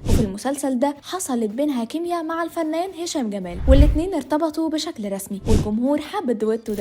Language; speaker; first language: Arabic; native; Arabic